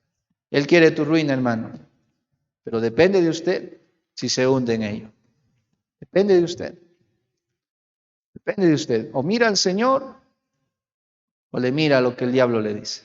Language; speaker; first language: Spanish; native; Spanish